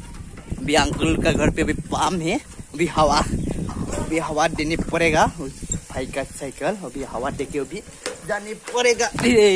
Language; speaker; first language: Hindi; non-native, local second language; Bodo